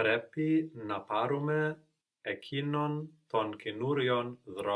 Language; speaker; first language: Greek; non-native, learner; English